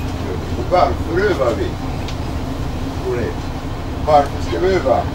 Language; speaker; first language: Swedish; native; Swedish